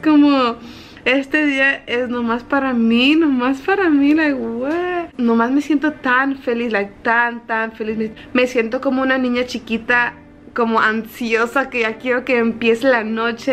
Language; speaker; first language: Spanish; early bilingual, heritage; Spanish